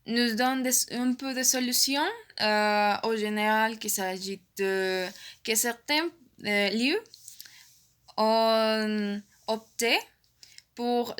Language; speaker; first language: French; non-native, learner; Spanish